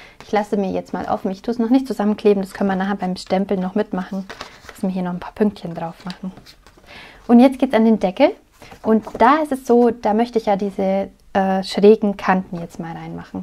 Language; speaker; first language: German; native; German